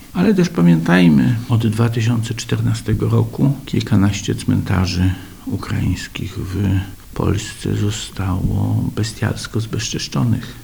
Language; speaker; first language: Polish; native; Polish